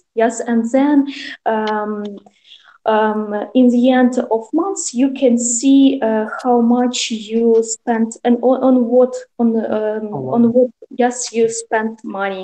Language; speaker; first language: English; non-native, learner; Russian